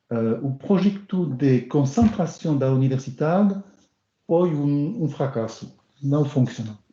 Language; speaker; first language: Portuguese; non-native, learner; French